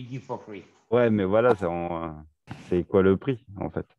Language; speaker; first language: French; native; French